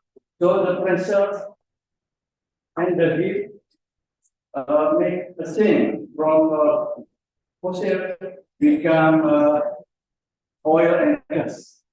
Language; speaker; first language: English; non-native, learner; Indonesian